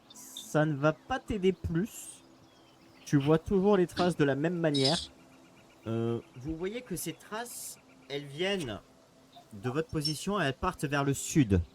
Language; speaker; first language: French; native; French